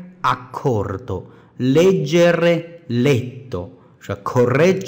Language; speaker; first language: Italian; non-native, fluent; Chinese